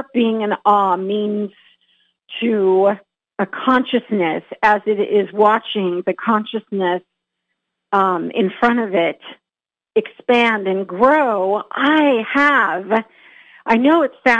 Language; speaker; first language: English; native; English